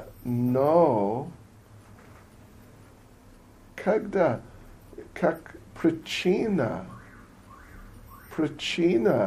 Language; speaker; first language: Russian; non-native, learner; English